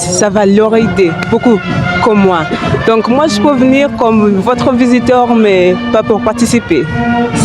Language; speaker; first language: French; non-native, fluent; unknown